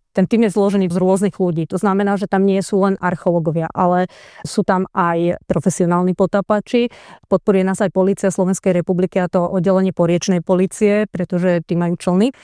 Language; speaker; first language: Slovak; native; Slovak